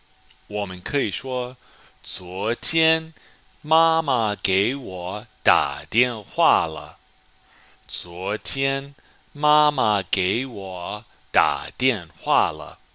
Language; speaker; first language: Chinese; non-native, fluent; English